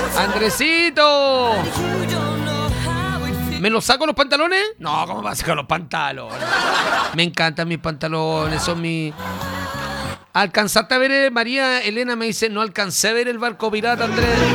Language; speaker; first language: Spanish; native; Spanish